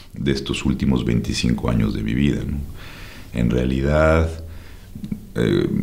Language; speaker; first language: Spanish; native; Spanish